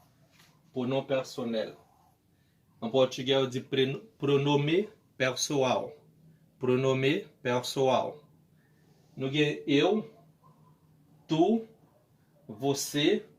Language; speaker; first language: Portuguese; non-native, learner; Haitian Creole